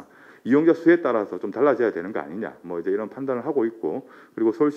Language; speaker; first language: Korean; native; Korean